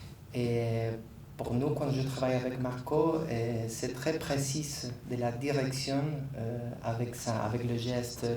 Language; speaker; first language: French; non-native, learner; Spanish